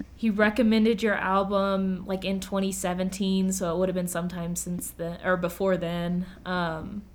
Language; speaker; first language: English; native; English